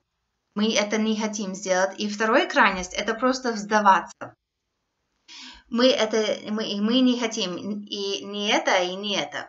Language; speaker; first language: Russian; non-native, fluent; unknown